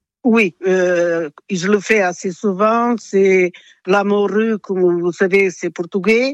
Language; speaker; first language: French; non-native, fluent; Portuguese